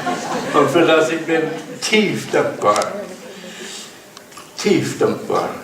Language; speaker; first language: German; non-native, learner; English